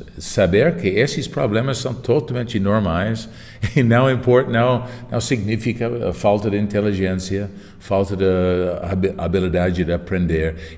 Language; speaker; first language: Portuguese; non-native, fluent; English